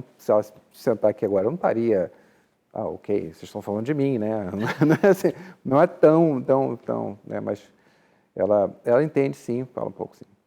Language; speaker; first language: Portuguese; native; Portuguese